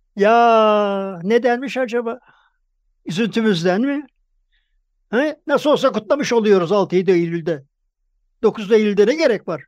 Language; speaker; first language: Turkish; native; Turkish